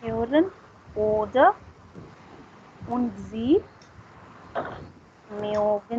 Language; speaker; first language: German; non-native, fluent; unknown